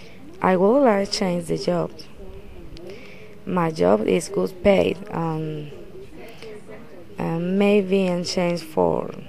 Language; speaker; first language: English; non-native, learner; Spanish